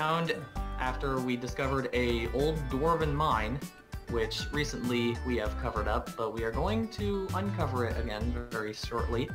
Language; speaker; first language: English; native; English